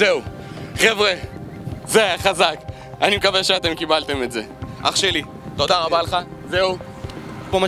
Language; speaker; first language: Hebrew; native; Hebrew